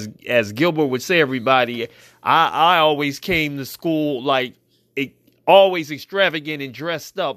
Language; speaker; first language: English; native; English